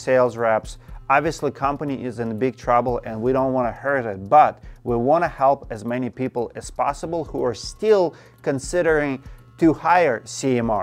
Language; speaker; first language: English; non-native, fluent; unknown